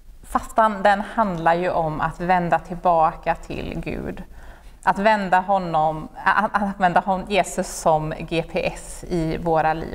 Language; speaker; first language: Swedish; native; Swedish